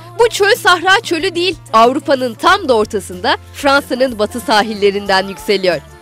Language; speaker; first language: Turkish; native; Turkish